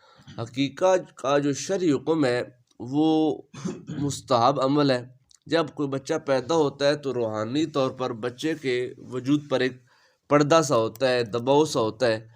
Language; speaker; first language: Urdu; native; Urdu